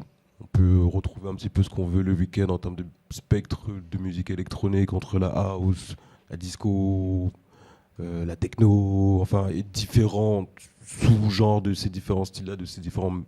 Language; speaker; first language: French; native; French